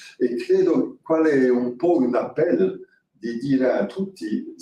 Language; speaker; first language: Italian; non-native, fluent; French